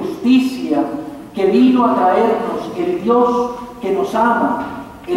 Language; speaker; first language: Spanish; native; Spanish